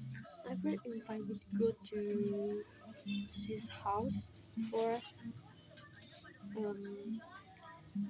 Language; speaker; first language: English; non-native, learner; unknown